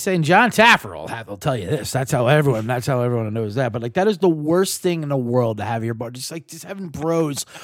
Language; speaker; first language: English; native; English